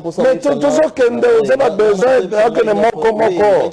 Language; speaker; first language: French; non-native, local second language; Lingala